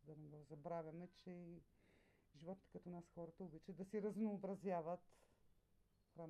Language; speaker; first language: Bulgarian; native; Bulgarian